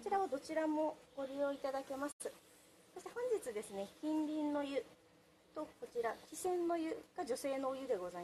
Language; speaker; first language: Japanese; native; Japanese